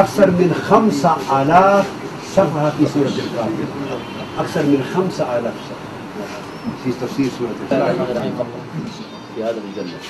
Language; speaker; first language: Arabic; non-native, learner; Urdu